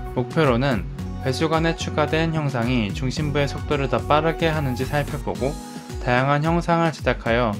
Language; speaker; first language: Korean; native; Korean